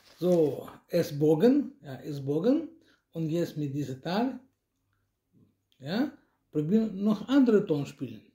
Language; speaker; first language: German; non-native, learner; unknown